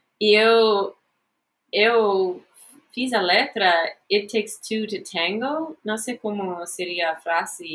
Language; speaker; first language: Portuguese; non-native, fluent; English